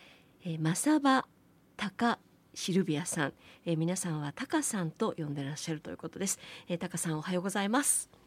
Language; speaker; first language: Japanese; native; Japanese